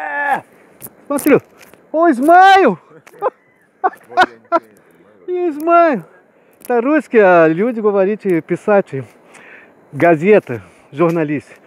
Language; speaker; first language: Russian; non-native, learner; Portuguese